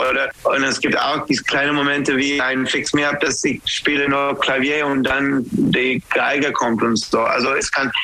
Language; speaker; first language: German; non-native, fluent; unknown